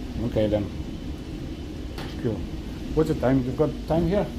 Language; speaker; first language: English; non-native, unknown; Polish